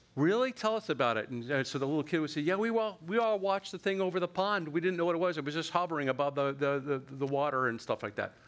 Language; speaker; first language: English; native; English